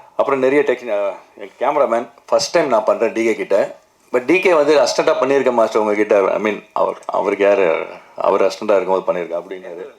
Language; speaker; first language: Tamil; non-native, local second language; Kannada